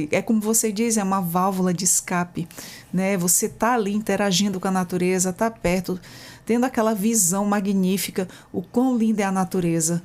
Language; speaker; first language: Portuguese; native; Portuguese